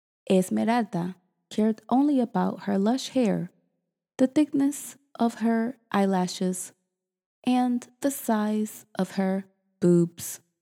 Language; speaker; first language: English; native; English